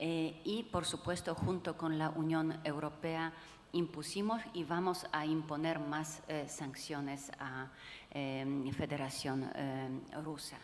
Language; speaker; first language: Spanish; non-native, fluent; Polish